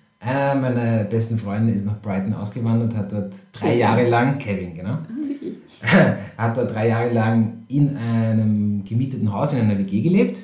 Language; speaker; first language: German; native; German